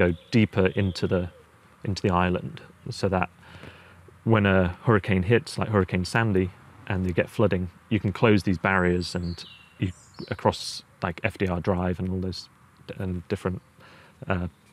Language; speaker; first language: English; native; English